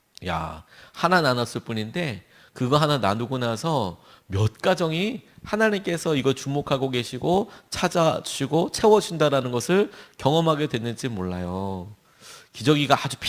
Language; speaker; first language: Korean; native; Korean